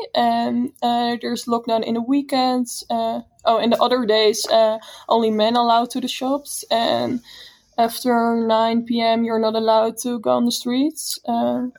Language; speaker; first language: English; non-native, fluent; Dutch